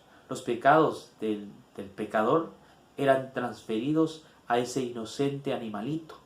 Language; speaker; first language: Spanish; native; Spanish